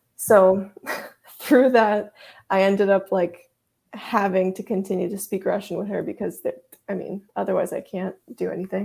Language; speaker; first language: English; early bilingual, other home language; Russian